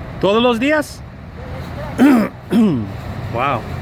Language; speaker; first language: Spanish; non-native, learner; English